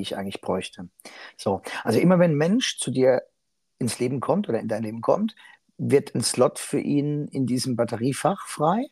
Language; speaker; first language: German; native; German